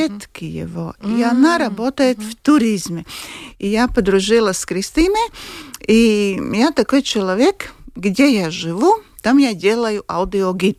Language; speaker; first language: Russian; non-native, local second language; Latvian